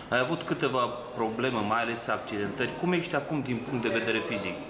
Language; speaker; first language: Romanian; native; Romanian